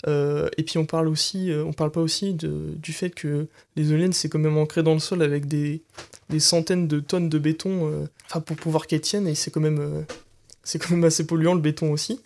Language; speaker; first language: French; native; French